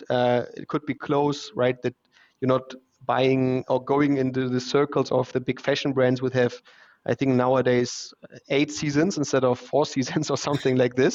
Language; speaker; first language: English; non-native, fluent; German